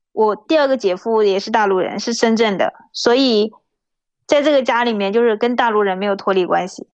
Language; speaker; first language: Chinese; native; Chinese